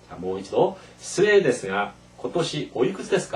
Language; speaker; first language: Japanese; non-native, fluent; Korean